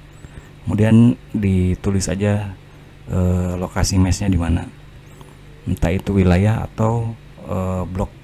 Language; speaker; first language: Indonesian; native; Indonesian